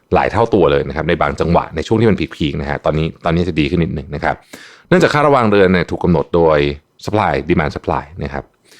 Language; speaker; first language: Thai; native; Thai